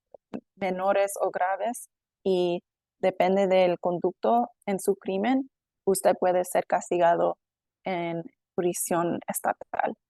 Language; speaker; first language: Spanish; non-native, fluent; English